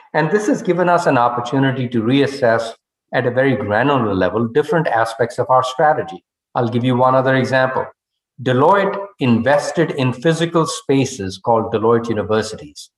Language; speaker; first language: English; non-native, local second language; Hindi